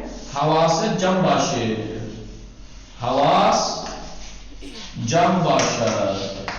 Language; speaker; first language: Persian; non-native, fluent; Urdu